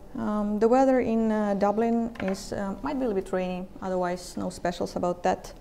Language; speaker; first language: English; non-native, fluent; Estonian